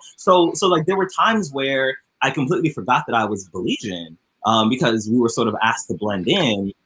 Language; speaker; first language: English; native; English